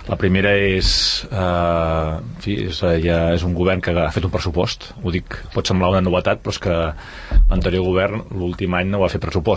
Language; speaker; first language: Catalan; native; Catalan